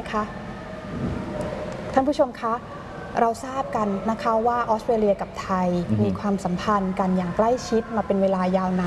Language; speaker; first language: Thai; native; Thai